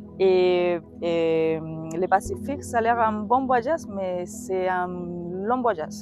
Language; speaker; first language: French; non-native, learner; Spanish